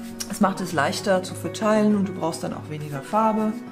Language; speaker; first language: German; native; German